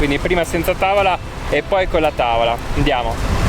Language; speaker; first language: Italian; native; Italian